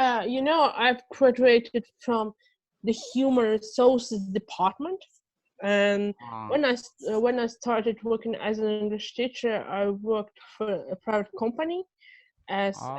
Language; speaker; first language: English; non-native, fluent; Russian